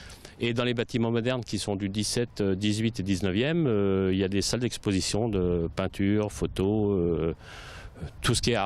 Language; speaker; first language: French; native; French